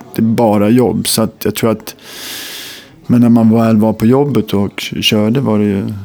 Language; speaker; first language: Swedish; native; Swedish